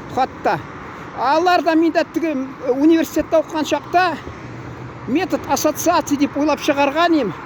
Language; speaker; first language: Tatar; early bilingual, heritage; Tatar